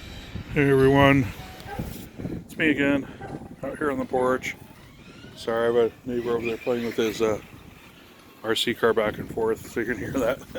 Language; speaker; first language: English; native; English